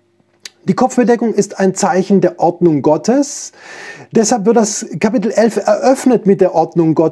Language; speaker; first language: German; native; German